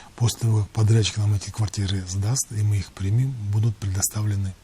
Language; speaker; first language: Russian; non-native, local second language; Kazakh